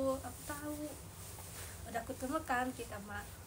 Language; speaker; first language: Indonesian; non-native, learner; Japanese